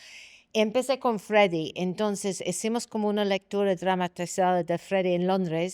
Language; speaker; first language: Spanish; non-native, fluent; English